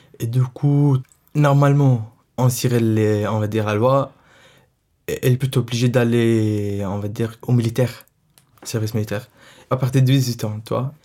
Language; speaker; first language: French; non-native, fluent; Arabic